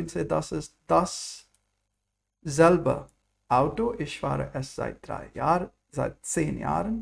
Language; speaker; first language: German; non-native, fluent; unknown